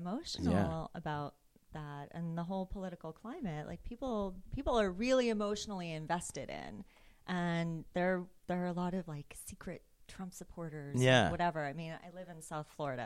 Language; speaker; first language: English; native; English